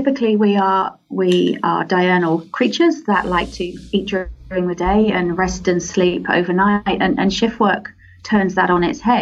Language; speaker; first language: English; native; English